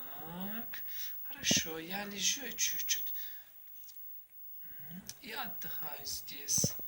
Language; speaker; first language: Russian; non-native, learner; Turkish